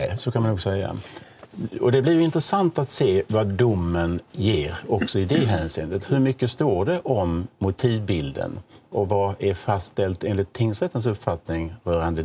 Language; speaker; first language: Swedish; native; Swedish